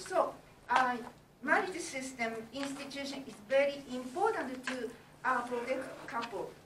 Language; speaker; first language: English; non-native, learner; Japanese